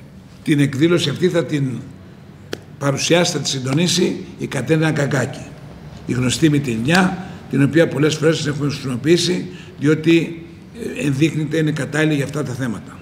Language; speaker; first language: Greek; native; Greek